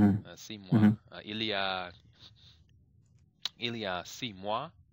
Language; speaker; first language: French; non-native, learner; English